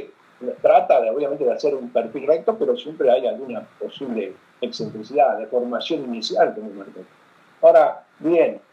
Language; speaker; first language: Spanish; native; Spanish